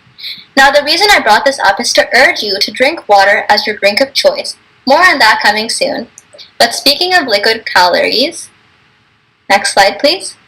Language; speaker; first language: English; native; English